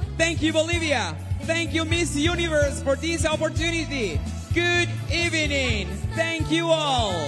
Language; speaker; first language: English; non-native, fluent; Spanish